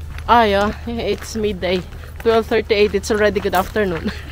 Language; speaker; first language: English; non-native, local second language; Filipino